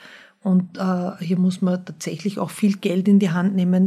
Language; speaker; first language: German; native; German